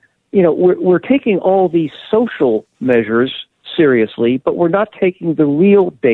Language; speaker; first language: English; native; English